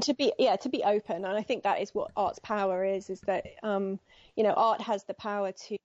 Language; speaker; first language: English; native; English